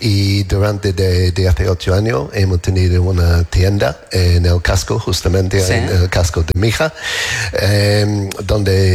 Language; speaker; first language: Spanish; non-native, learner; English